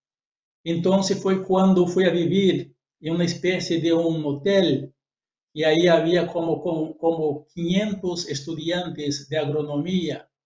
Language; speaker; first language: Spanish; non-native, fluent; Portuguese